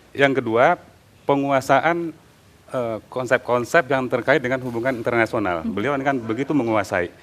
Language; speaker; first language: Indonesian; native; Indonesian